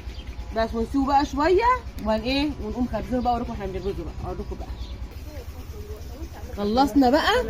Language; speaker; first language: Arabic; native; Arabic